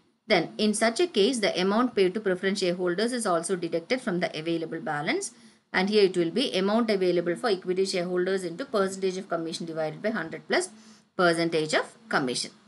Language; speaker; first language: English; non-native, local second language; Malayalam